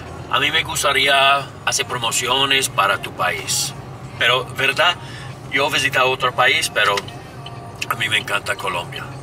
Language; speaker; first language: Spanish; non-native, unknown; English